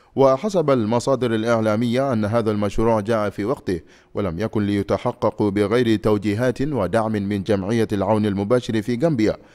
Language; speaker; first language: Arabic; non-native, fluent; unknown